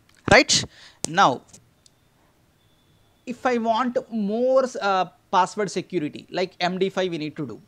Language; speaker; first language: English; non-native, local second language; Telugu